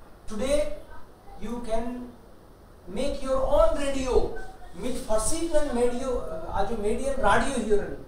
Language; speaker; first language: English; non-native, local second language; Hindi